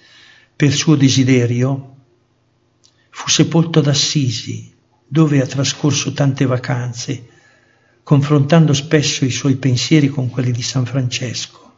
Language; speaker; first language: Italian; native; Italian